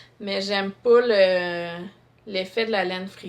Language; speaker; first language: French; native; French